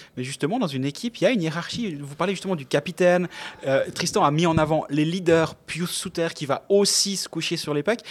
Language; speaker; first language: French; native; French